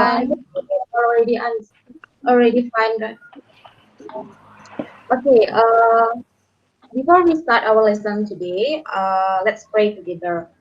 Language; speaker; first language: English; non-native, learner; Indonesian